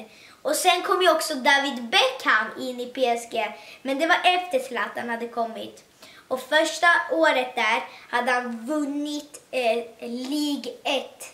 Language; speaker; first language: Swedish; early bilingual, other home language; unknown